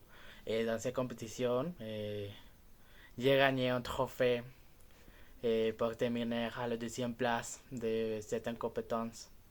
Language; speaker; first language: French; non-native, learner; Spanish